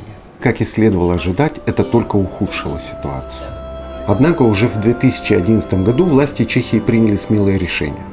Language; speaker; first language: Russian; native; Russian